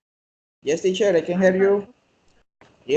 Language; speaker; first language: English; non-native, learner; Spanish